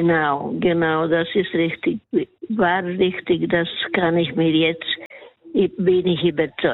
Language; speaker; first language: German; non-native, fluent; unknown